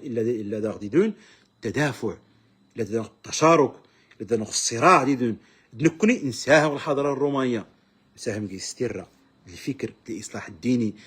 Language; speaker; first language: Arabic; non-native, local second language; Berber languages